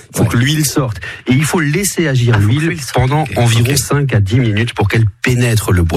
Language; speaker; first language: French; native; French